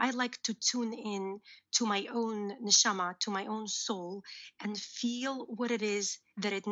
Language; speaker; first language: English; early bilingual, other home language; Uzbek